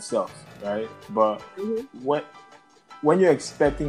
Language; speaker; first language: English; non-native, local second language; Yoruba